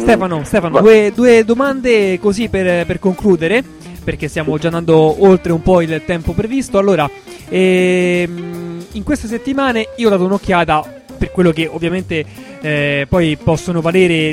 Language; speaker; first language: Italian; native; Italian